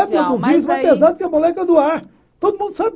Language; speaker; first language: Portuguese; native; Portuguese